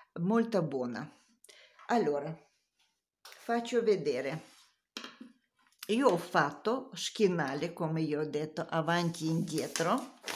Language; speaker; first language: Italian; non-native, learner; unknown